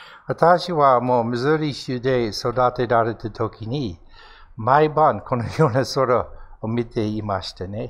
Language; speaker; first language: Japanese; non-native, fluent; English